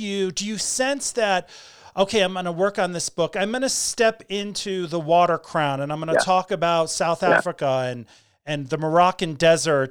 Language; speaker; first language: English; native; English